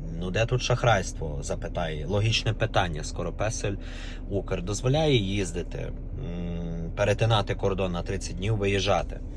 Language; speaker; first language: Ukrainian; native; Ukrainian